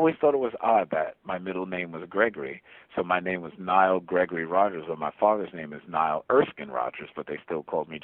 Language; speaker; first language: English; native; English